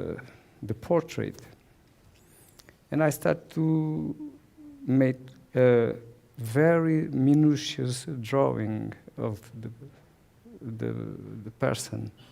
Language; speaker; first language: English; non-native, learner; Portuguese